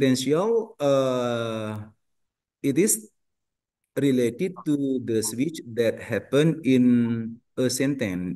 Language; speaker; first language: English; non-native, learner; Indonesian